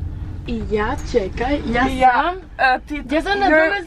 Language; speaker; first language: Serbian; non-native, learner; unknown